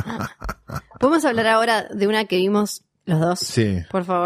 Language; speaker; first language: Spanish; native; Spanish